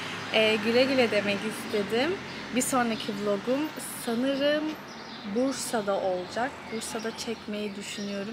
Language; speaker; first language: Turkish; early bilingual, heritage; Turkish